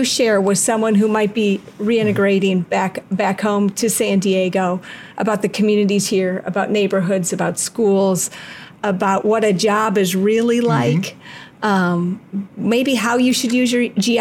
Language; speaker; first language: English; native; English